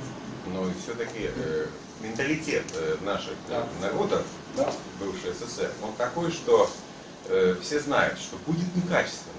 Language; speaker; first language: Russian; native; Russian